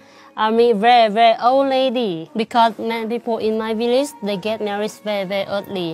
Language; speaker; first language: English; non-native, learner; Iu Mien